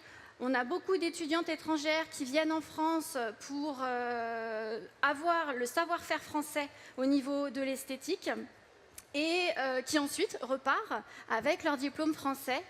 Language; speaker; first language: French; native; French